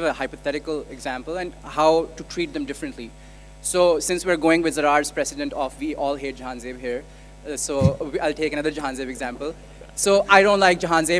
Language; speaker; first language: English; non-native, local second language; Urdu